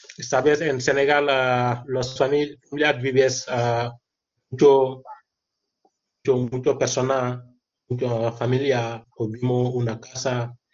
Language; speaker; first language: Spanish; non-native, learner; Wolof